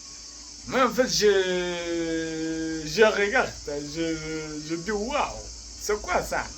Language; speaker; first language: French; non-native, learner; Arabic